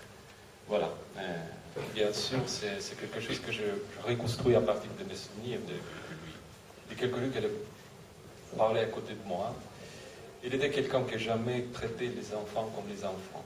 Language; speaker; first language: French; non-native, fluent; Russian